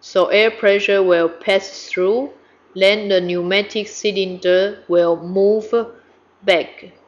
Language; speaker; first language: English; non-native, fluent; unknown